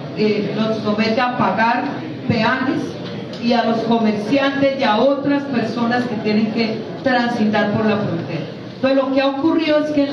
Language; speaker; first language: Spanish; native; Spanish